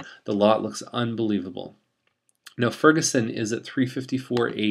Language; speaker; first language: English; native; English